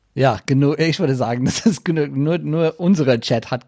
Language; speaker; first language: German; non-native, learner; Afrikaans